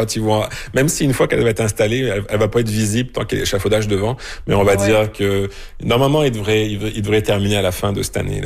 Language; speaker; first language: French; native; French